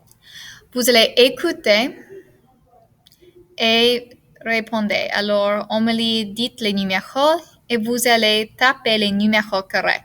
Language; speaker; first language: French; non-native, fluent; English